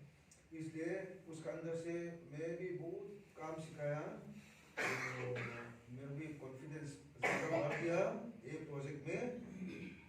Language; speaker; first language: Hindi; non-native, local second language; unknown